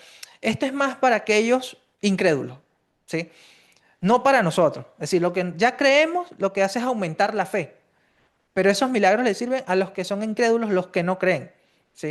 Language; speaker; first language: Spanish; native; Spanish